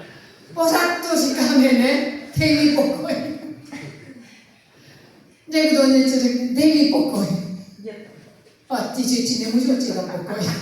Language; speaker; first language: Czech; non-native, learner; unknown